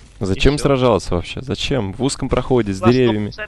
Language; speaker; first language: Russian; native; Russian